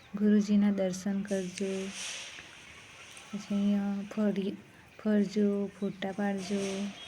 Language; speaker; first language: Gujarati; native; Gujarati